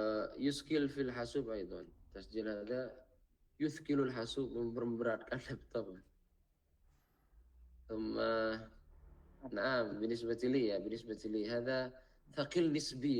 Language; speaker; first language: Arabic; non-native, fluent; Indonesian